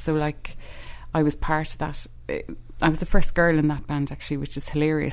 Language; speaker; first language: English; native; English